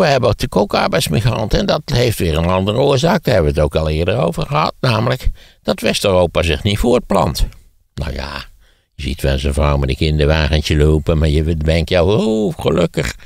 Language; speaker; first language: Dutch; native; Dutch